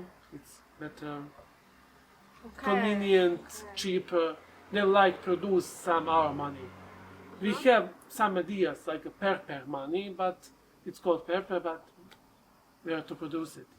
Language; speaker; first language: English; non-native, learner; Serbian